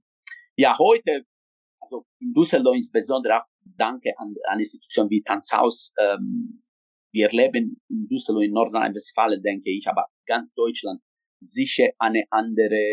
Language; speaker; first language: German; non-native, fluent; Italian